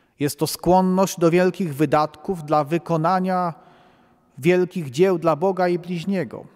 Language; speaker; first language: Polish; native; Polish